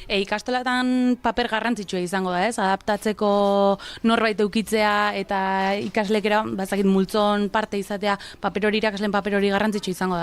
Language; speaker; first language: Basque; native; Basque